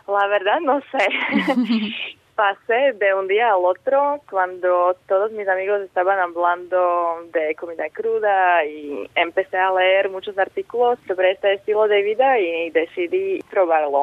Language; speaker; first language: Spanish; non-native, fluent; Slovak